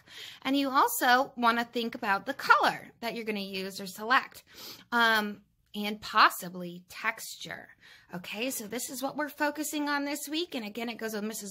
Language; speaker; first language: English; native; English